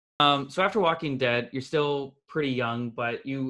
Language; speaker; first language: English; native; English